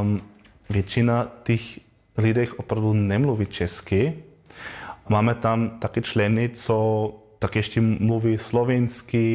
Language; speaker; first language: Czech; non-native, fluent; German